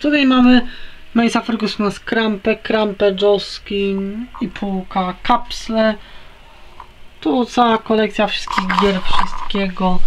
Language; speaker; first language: Polish; native; Polish